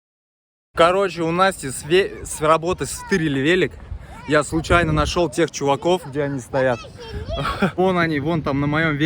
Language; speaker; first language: Russian; native; Russian